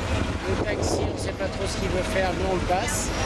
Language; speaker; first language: French; native; French